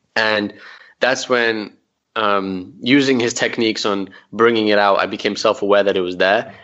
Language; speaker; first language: English; early bilingual, other home language; Arabic